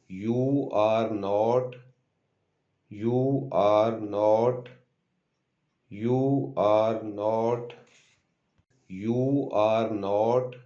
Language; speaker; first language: English; non-native, local second language; Urdu